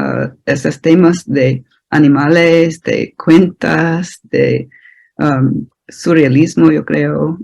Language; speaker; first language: Spanish; non-native, fluent; English